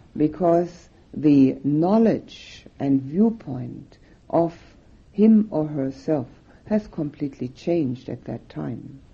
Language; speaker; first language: English; non-native, fluent; German